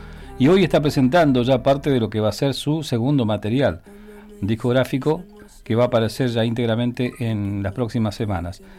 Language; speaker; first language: Spanish; native; Spanish